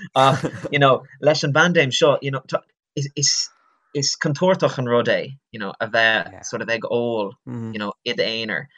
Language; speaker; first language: Irish; non-native, local second language; English